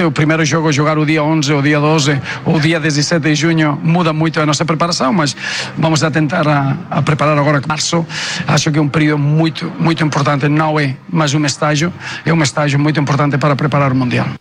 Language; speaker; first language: Portuguese; non-native, fluent; Spanish